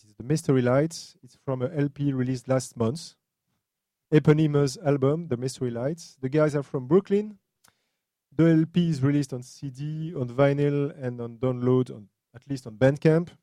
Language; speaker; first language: English; non-native, fluent; French